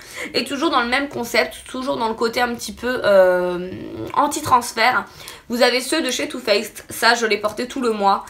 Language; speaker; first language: French; native; French